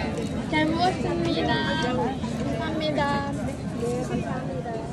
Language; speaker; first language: Korean; non-native, learner; Japanese